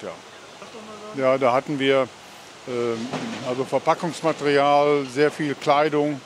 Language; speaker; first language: German; native; German